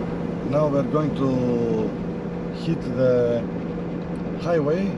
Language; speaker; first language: English; non-native, learner; Greek